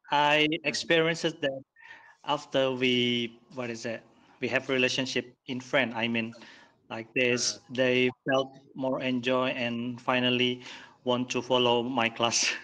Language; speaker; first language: English; non-native, learner; Indonesian